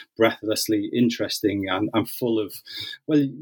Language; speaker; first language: English; native; English